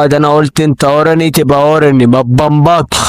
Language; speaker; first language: Arabic; native; Arabic